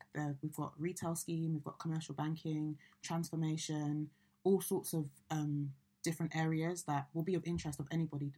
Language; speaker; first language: English; native; English